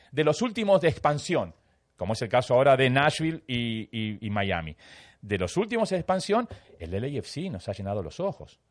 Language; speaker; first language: Spanish; native; Spanish